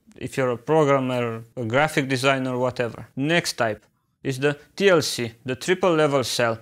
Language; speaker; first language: English; non-native, fluent; Romanian